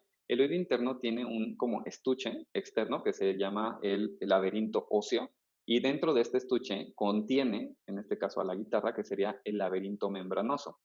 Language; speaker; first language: Spanish; native; Spanish